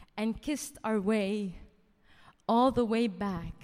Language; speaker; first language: English; early bilingual, heritage; Arabic